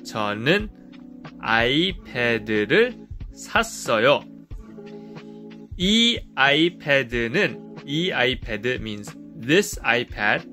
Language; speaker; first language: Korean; non-native, fluent; English